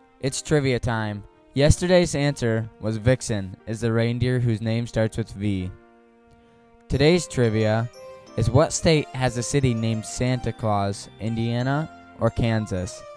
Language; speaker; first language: English; native; English